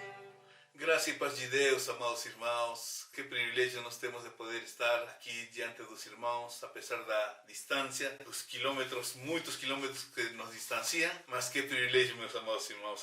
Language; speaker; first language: Portuguese; non-native, fluent; Spanish